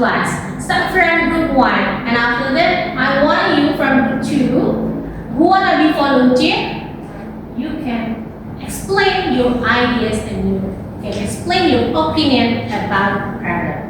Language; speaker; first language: English; non-native, fluent; Indonesian